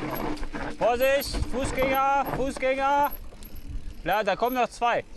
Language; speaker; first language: German; native; German